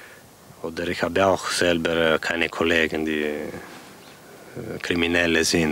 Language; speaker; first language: German; non-native, fluent; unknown